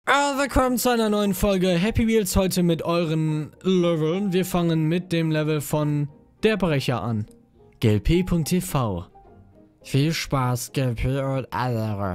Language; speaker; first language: German; native; German